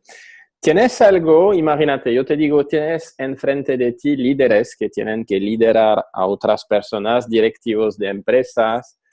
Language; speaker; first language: Spanish; non-native, fluent; French